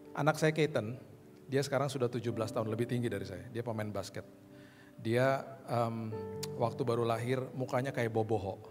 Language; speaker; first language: Indonesian; native; Indonesian